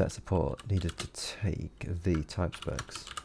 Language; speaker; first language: English; native; English